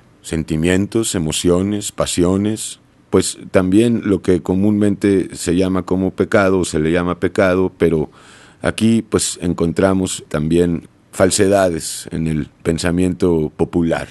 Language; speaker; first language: Spanish; native; Spanish